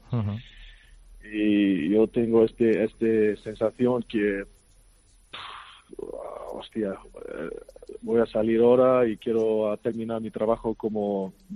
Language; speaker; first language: Spanish; non-native, fluent; Icelandic